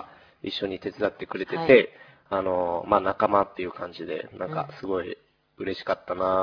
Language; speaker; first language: Japanese; native; Japanese